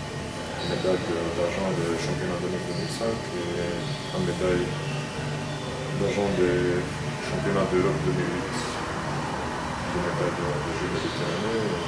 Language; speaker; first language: French; non-native, fluent; Croatian